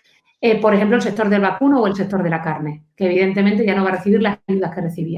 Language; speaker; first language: Spanish; native; Spanish